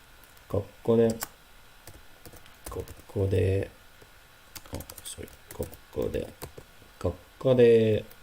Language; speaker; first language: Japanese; non-native, learner; Ukrainian